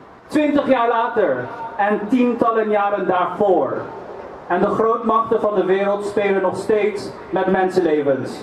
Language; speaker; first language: Dutch; early bilingual, other home language; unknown